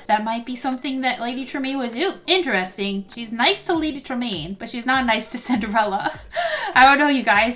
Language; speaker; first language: English; native; English